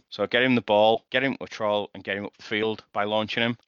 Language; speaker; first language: English; native; English